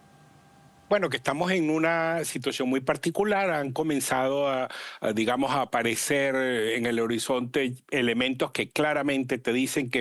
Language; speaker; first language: Spanish; native; Spanish